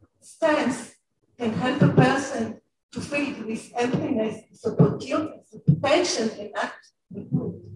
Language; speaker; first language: English; non-native, fluent; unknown